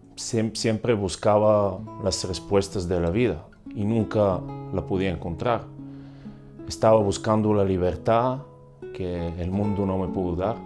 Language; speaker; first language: Spanish; non-native, fluent; Bulgarian